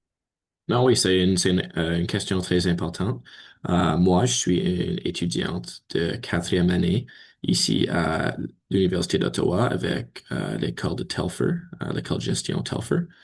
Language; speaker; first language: French; non-native, learner; English